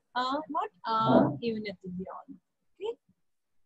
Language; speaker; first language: French; non-native, fluent; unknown